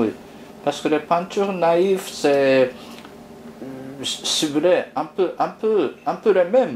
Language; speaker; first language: French; non-native, fluent; Japanese